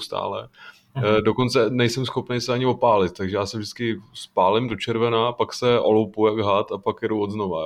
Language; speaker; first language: Czech; native; Czech